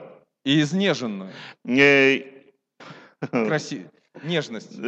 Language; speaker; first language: Polish; non-native, learner; Russian